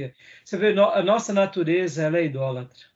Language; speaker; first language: Portuguese; native; Portuguese